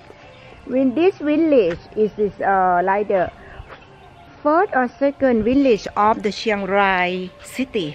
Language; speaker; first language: English; non-native, learner; Thai